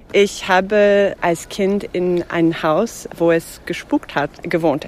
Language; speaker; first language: German; non-native, fluent; English